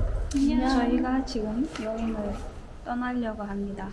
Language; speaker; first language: Korean; non-native, fluent; Turkmen